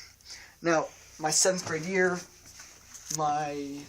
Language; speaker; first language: English; native; English